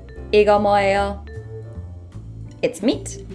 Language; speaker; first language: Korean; non-native, fluent; English